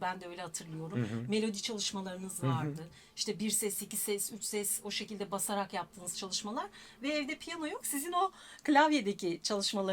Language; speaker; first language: Turkish; native; Turkish